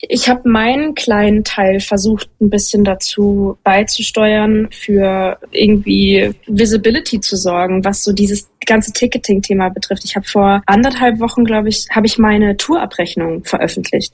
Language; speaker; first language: German; native; German